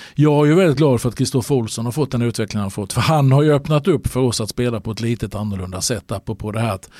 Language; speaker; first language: Swedish; native; Swedish